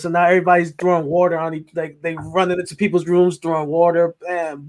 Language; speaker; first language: English; native; English